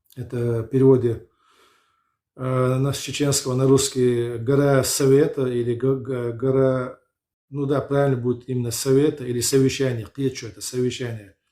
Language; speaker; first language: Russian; non-native, local second language; Chechen